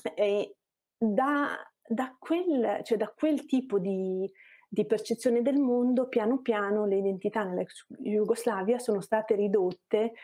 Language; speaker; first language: Italian; non-native, fluent; Bosnian